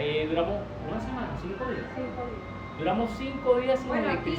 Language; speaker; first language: Spanish; native; Spanish